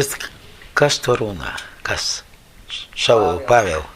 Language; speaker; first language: Latvian; non-native, learner; Russian